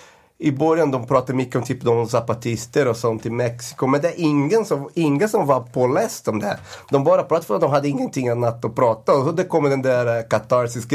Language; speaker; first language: Swedish; non-native, fluent; Portuguese